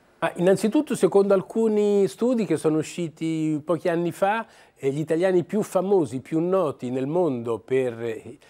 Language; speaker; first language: Italian; native; Italian